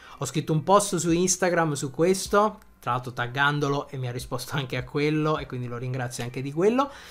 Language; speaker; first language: Italian; native; Italian